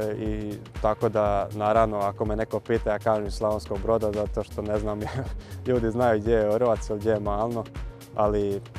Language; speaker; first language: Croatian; early bilingual, heritage; Croatian